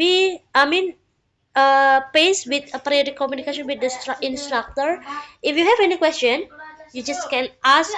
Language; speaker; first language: English; non-native, learner; Indonesian